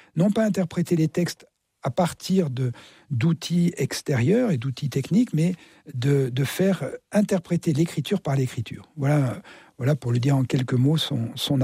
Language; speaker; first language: French; native; French